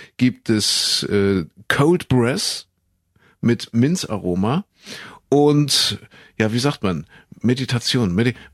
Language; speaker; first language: German; native; German